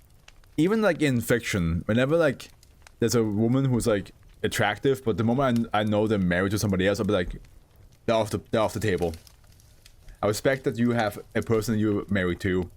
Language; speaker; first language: English; non-native, fluent; German